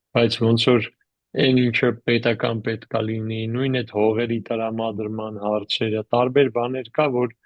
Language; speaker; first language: Armenian; native; Armenian